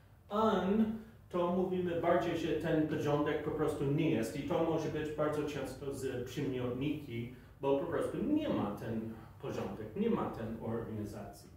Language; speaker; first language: Polish; non-native, fluent; English